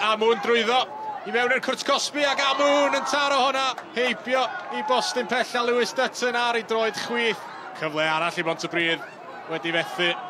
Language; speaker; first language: Welsh; native; Welsh